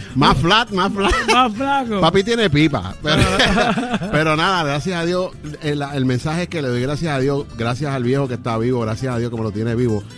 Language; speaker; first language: Spanish; native; Spanish